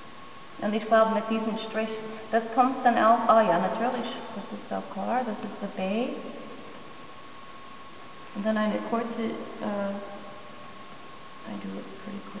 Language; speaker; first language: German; non-native, learner; English